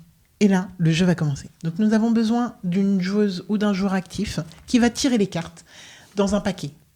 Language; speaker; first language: French; native; French